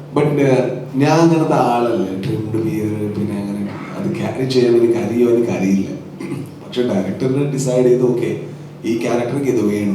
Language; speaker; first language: Malayalam; non-native, learner; Kannada